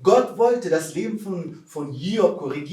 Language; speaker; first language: German; non-native, fluent; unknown